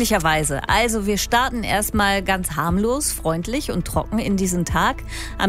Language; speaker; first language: German; native; German